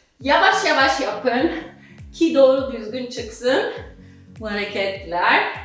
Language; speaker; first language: Turkish; non-native, fluent; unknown